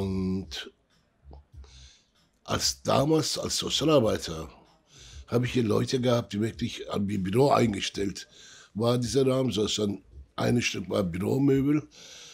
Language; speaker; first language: German; early bilingual, other home language; Turkish